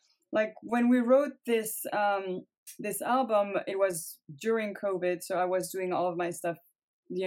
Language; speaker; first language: English; non-native, fluent; French